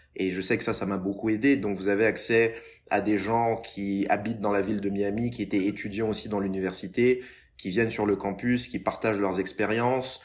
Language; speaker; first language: French; non-native, local second language; Lingala